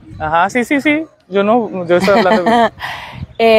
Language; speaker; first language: Spanish; non-native, learner; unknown